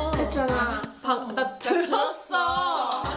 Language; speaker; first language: Korean; early bilingual, heritage; English